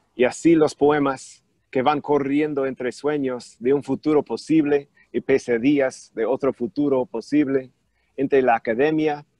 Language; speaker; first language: Spanish; non-native, fluent; English